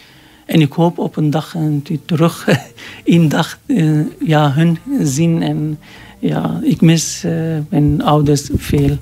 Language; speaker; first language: Dutch; non-native, learner; Arabic